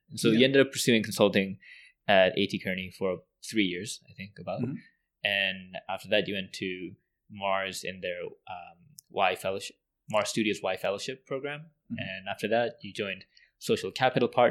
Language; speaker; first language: English; native; English